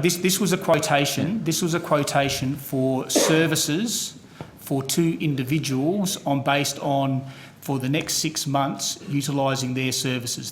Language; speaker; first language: English; native; English